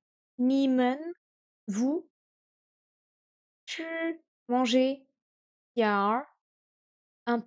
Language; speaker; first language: Chinese; non-native, learner; French